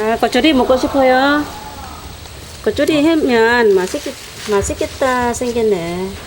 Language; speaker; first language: Korean; non-native, learner; Thai